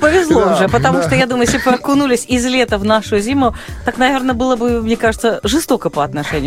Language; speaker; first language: Russian; native; Russian